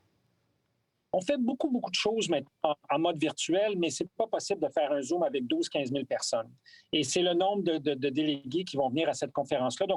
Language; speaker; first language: French; native; French